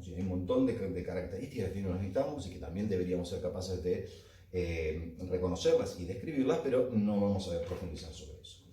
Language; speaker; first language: Spanish; native; Spanish